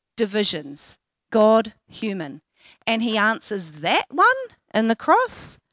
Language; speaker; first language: English; native; English